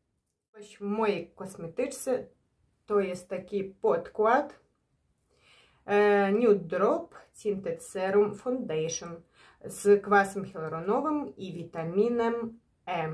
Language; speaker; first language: Polish; non-native, learner; Ukrainian